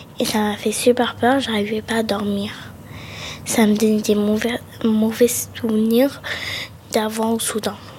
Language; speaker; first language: French; early bilingual, other home language; Arabic